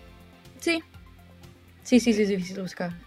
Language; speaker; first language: Spanish; early bilingual, heritage; Spanish